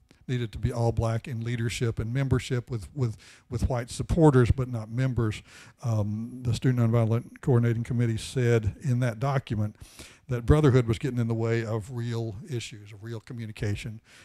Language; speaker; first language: English; native; English